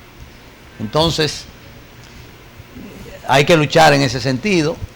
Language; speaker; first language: Spanish; native; Spanish